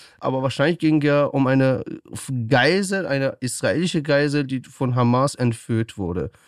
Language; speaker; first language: German; early bilingual, other home language; Persian